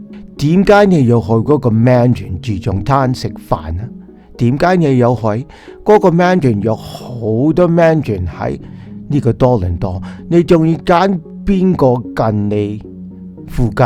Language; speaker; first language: Cantonese; early bilingual, heritage; Cantonese